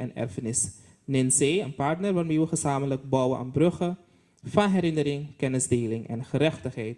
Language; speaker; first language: Dutch; native; Dutch